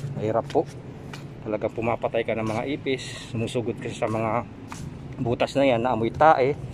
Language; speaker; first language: Filipino; non-native, local second language; Pampanga